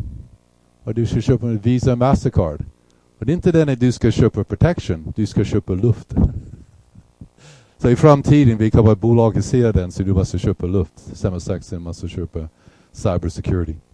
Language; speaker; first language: Swedish; non-native, fluent; English